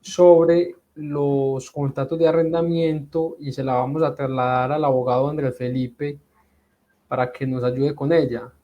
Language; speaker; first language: Spanish; native; Spanish